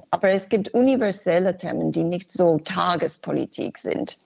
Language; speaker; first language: German; non-native, fluent; English